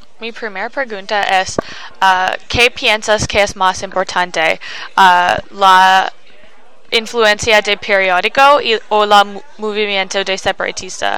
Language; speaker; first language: Spanish; non-native, learner; English